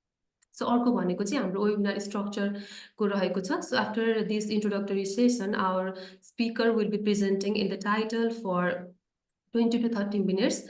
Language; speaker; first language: Nepali; native; Nepali